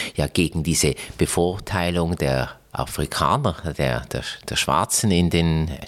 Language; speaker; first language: German; native; German